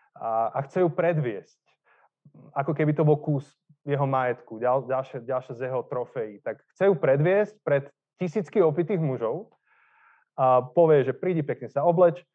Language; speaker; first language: Slovak; native; Slovak